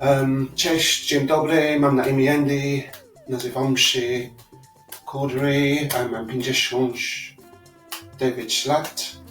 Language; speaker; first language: Polish; non-native, learner; English